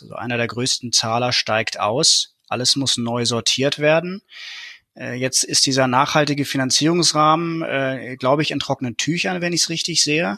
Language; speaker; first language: German; native; German